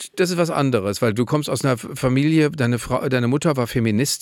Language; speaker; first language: German; native; German